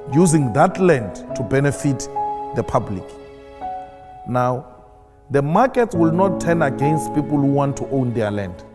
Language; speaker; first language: English; non-native, local second language; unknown